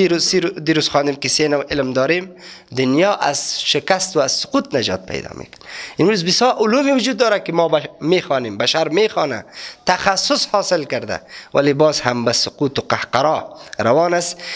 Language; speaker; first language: Persian; native; Persian